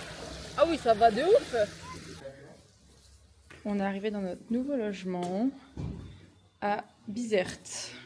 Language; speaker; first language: French; native; French